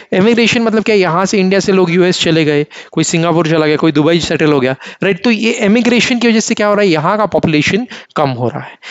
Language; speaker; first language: Hindi; non-native, local second language; Marathi